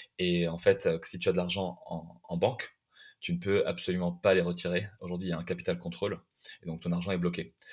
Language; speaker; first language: French; non-native, local second language; Arabic